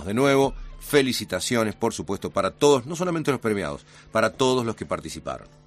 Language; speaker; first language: Spanish; native; Spanish